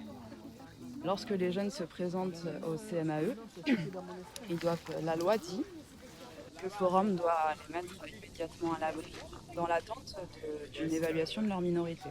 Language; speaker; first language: French; native; French